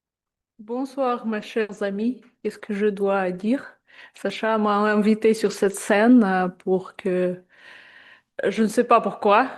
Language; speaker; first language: French; non-native, fluent; Russian